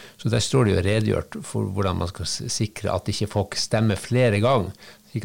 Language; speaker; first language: Norwegian; native; Norwegian